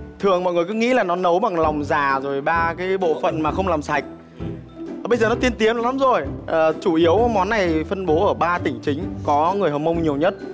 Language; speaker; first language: Vietnamese; non-native, local second language; Muong